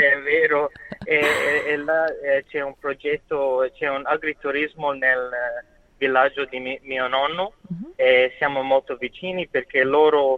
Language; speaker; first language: Italian; non-native, learner; English